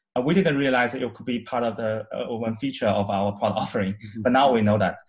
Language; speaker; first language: English; non-native, fluent; Chinese